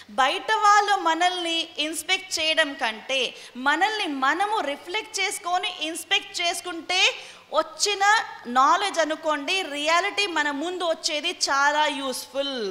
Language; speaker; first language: Telugu; non-native, local second language; Hindi